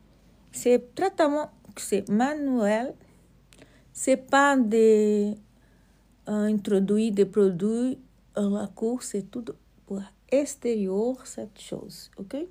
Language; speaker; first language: French; non-native, learner; Portuguese